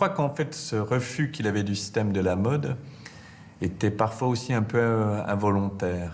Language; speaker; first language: French; native; French